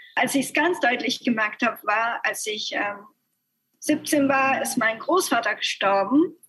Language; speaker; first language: German; early bilingual, other home language; Spanish